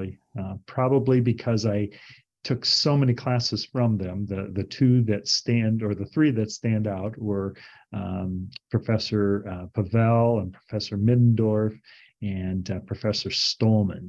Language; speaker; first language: English; native; English